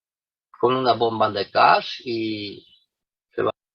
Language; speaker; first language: Spanish; non-native, fluent; Romanian